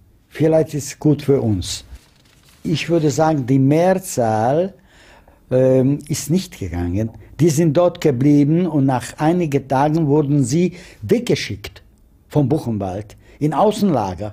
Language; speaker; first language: German; non-native, fluent; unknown